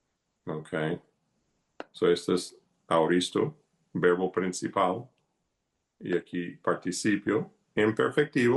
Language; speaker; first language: Spanish; non-native, fluent; English